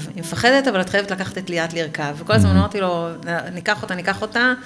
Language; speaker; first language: Hebrew; native; Hebrew